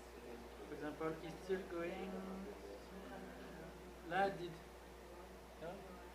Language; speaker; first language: English; non-native, learner; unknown